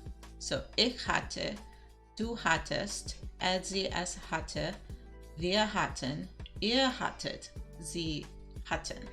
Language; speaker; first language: German; non-native, learner; Spanish